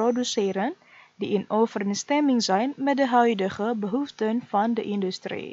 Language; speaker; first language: Dutch; non-native, fluent; Indonesian